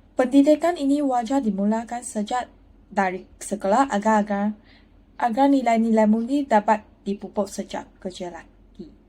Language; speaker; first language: Malay; non-native, local second language; Chinese